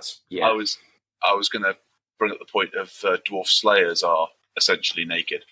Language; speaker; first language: English; native; English